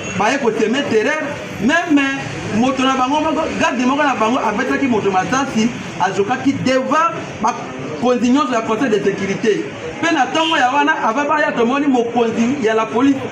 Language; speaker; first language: Lingala; native; Lingala